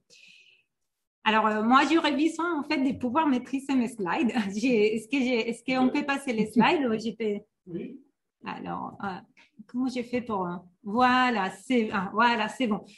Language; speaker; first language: French; non-native, fluent; Spanish